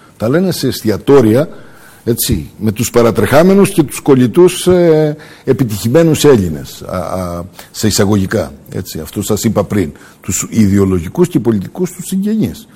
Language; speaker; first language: Greek; early bilingual, heritage; Greek